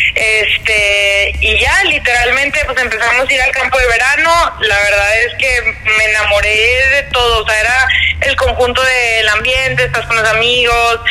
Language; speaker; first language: Spanish; native; Spanish